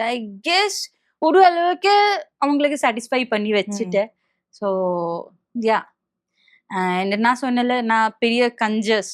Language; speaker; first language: Tamil; non-native, local second language; Bangla